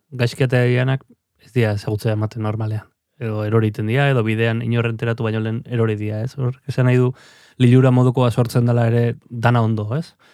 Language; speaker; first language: Basque; native; Basque